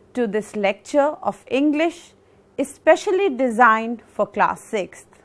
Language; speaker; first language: English; non-native, local second language; Punjabi